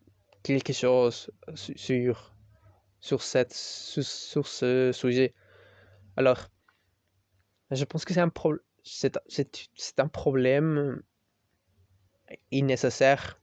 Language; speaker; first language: French; non-native, learner; Spanish